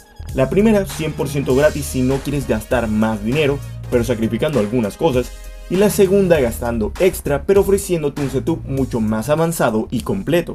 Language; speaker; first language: Spanish; native; Spanish